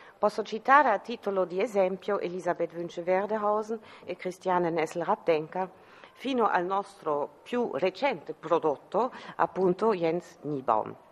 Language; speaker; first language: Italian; non-native, fluent; German